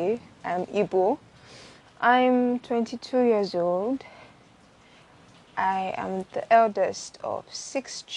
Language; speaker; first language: English; non-native, local second language; Igbo